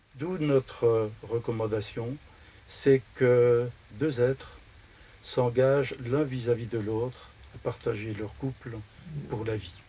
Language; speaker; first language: French; native; French